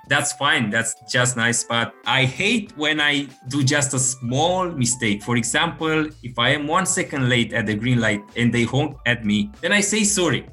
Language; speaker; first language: English; non-native, fluent; Romanian